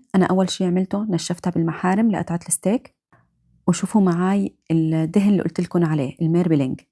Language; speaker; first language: Arabic; native; Arabic